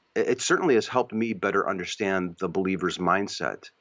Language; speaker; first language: English; native; English